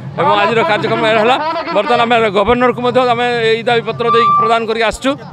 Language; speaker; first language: Odia; non-native, local second language; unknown